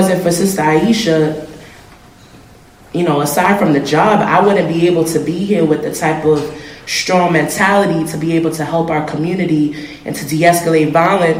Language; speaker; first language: English; native; English